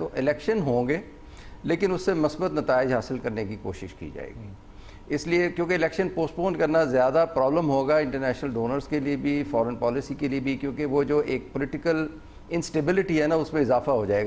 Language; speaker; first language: Urdu; native; Urdu